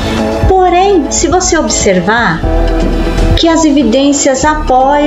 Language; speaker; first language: Portuguese; native; Portuguese